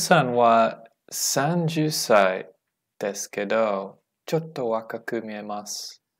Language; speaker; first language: Japanese; non-native, learner; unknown